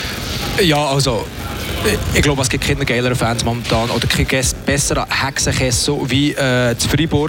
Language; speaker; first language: German; native; German